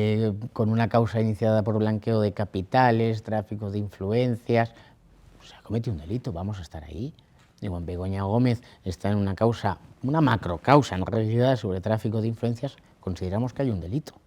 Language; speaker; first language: Spanish; native; Spanish